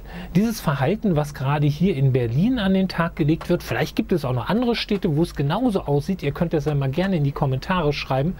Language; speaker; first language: German; native; German